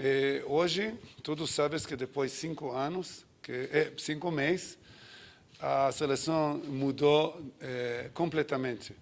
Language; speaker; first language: Portuguese; non-native, fluent; Hebrew